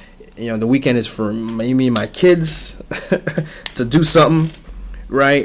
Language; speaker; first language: English; early bilingual, other home language; Haitian Creole